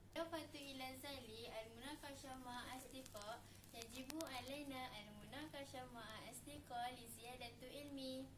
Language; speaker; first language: Arabic; non-native, learner; Indonesian